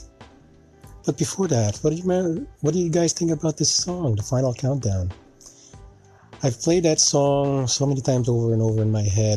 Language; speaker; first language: English; non-native, local second language; Filipino